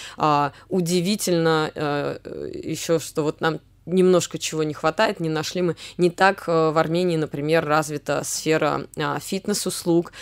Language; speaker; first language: Russian; native; Russian